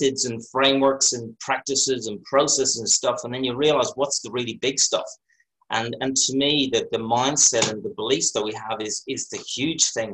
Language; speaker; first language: English; native; English